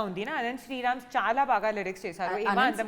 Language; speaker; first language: Telugu; non-native, learner; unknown